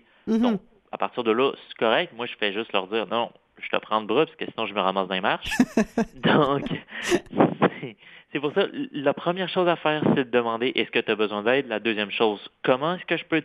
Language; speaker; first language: French; native; French